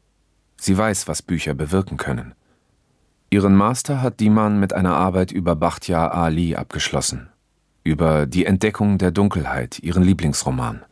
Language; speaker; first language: German; native; German